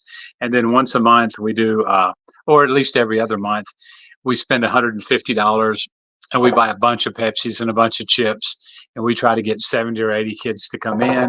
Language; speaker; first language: English; native; English